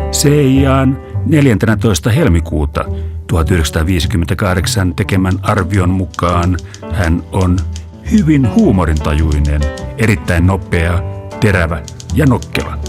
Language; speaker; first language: Finnish; native; Finnish